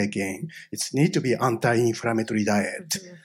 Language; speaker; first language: English; non-native, fluent; Japanese